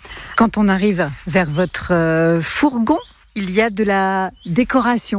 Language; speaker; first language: French; native; French